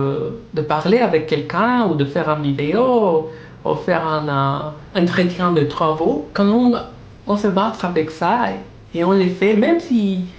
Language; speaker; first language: French; non-native, learner; Spanish